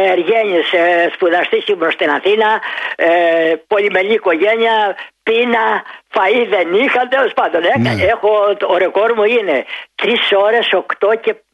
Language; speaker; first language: Greek; native; Greek